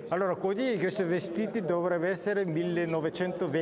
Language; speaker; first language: Italian; non-native, learner; Korean